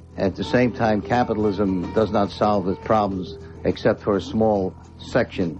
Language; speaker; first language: English; native; English